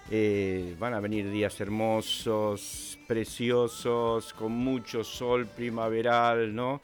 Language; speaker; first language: Spanish; native; Spanish